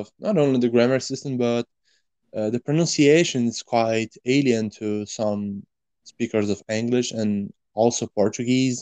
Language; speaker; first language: English; non-native, fluent; Portuguese